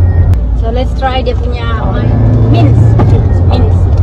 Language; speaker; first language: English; non-native, local second language; Malay